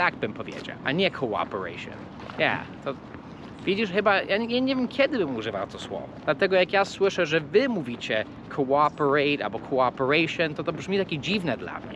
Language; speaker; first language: Polish; non-native, fluent; English